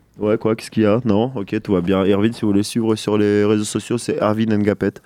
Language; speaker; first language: French; native; French